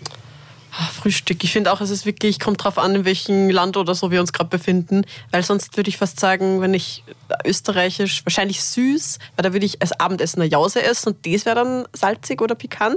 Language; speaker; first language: German; native; German